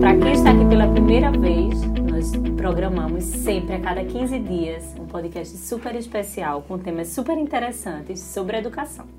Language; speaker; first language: Portuguese; native; Portuguese